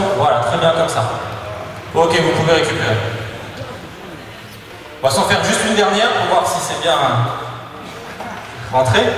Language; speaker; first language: French; native; French